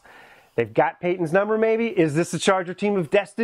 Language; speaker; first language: English; native; English